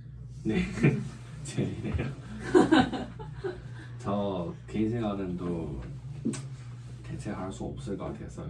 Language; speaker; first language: Korean; non-native, learner; Chinese